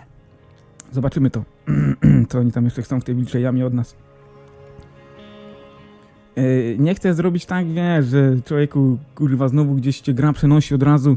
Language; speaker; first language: Polish; native; Polish